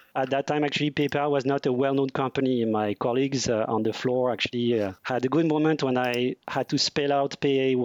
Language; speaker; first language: English; non-native, fluent; French